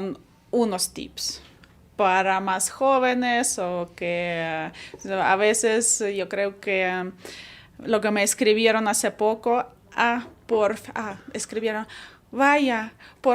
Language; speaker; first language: Spanish; non-native, fluent; Ukrainian